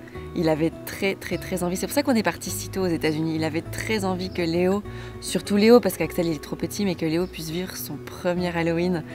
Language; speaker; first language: French; native; French